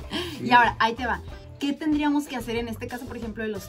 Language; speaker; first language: Spanish; native; Spanish